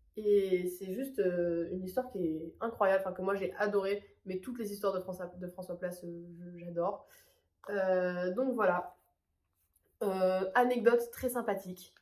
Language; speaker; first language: French; native; French